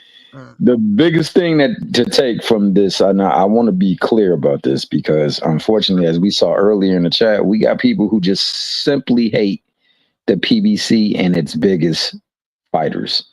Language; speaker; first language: English; native; English